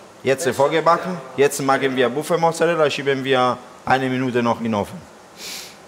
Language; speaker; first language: German; non-native, learner; Italian